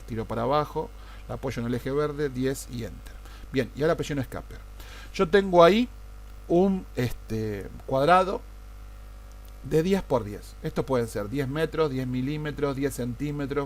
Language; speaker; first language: Spanish; native; Spanish